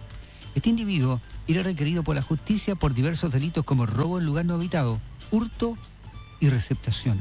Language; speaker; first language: Spanish; native; Spanish